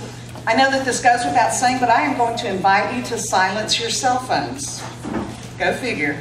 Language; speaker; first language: English; native; English